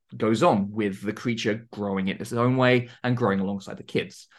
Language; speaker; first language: English; native; English